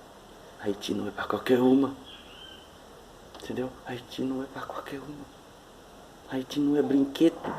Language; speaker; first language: Portuguese; non-native, fluent; Haitian Creole